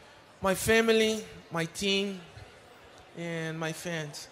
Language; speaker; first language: English; non-native, learner; Portuguese